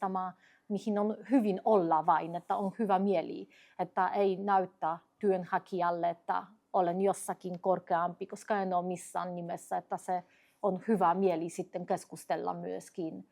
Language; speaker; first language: Finnish; non-native, fluent; Polish